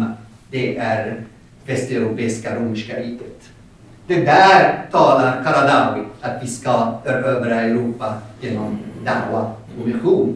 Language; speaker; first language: Swedish; non-native, fluent; Arabic